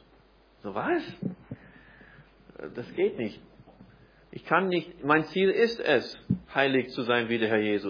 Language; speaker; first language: German; non-native, fluent; English